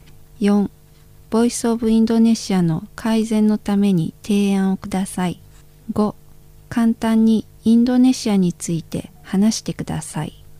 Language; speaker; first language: Japanese; non-native, learner; Indonesian